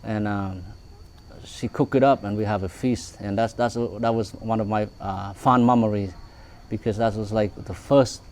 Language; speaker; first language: English; early bilingual, other home language; Vietnamese